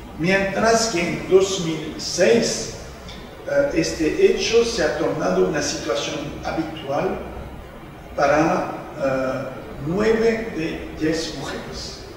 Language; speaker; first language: Spanish; non-native, fluent; French